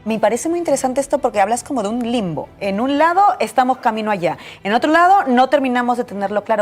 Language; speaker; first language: Spanish; native; Spanish